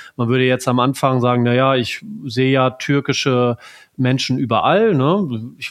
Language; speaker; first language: German; native; German